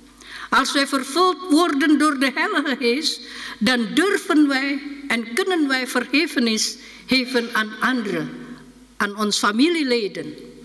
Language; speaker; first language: Dutch; non-native, fluent; Indonesian